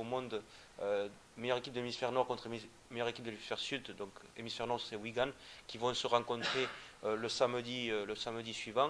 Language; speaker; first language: French; native; French